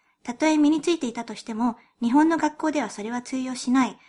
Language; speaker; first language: Japanese; early bilingual, heritage; Japanese